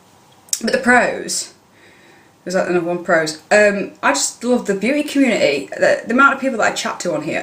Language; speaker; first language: English; native; English